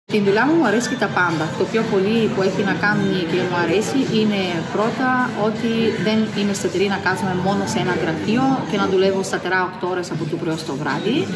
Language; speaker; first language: Greek; non-native, fluent; Bulgarian